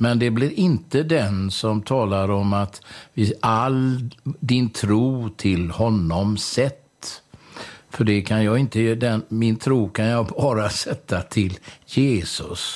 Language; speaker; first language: Swedish; native; Swedish